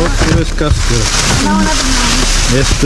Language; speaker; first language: Spanish; non-native, learner; Filipino